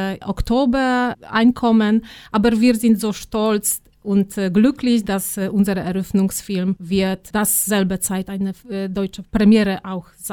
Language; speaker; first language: German; non-native, fluent; Polish